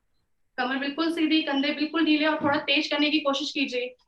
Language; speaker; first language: Hindi; native; Hindi